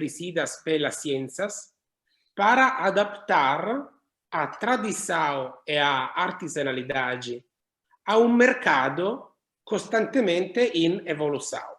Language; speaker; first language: Portuguese; non-native, learner; Italian